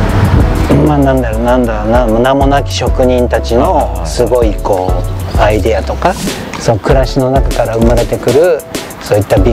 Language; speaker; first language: Japanese; native; Japanese